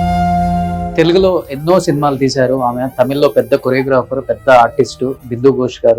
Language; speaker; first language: Telugu; native; Telugu